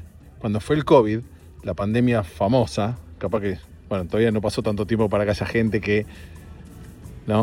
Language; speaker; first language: Spanish; native; Spanish